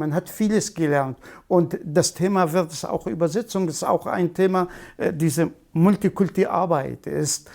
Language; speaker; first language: German; non-native, fluent; Kurdish